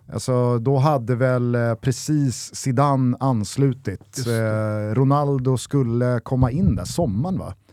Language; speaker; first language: Swedish; native; Swedish